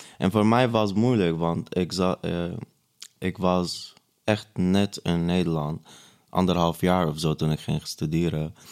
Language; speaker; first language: Dutch; non-native, fluent; Arabic